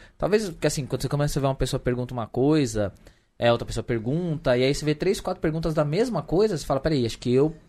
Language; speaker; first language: Portuguese; native; Portuguese